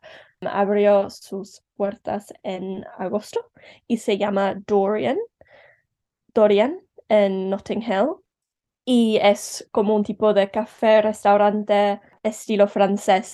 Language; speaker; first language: Spanish; early bilingual, heritage; Spanish